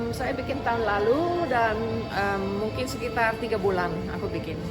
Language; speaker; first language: Indonesian; non-native, fluent; Dutch